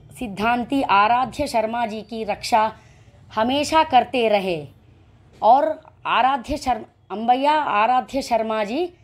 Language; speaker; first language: Hindi; non-native, local second language; Telugu